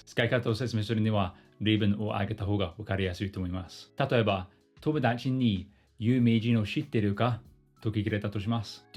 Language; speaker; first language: Japanese; non-native, fluent; English